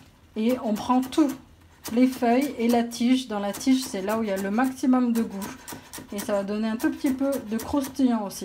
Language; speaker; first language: French; native; French